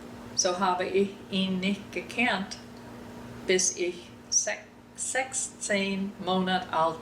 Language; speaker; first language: German; early bilingual, heritage; German